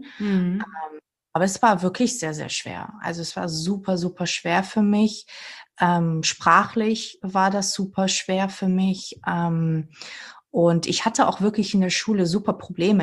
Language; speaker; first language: German; early bilingual, other home language; Portuguese